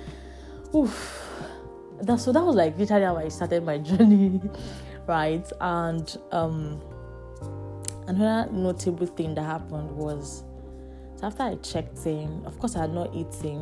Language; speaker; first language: English; non-native, local second language; Yoruba